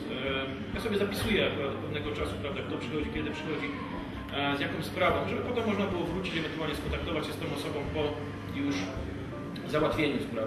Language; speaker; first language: Polish; native; Polish